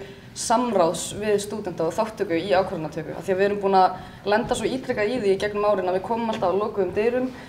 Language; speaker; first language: Icelandic; native; Icelandic